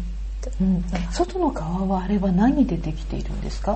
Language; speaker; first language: Japanese; native; Japanese